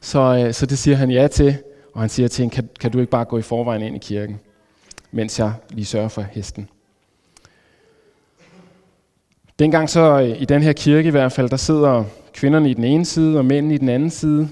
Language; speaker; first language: Danish; native; Danish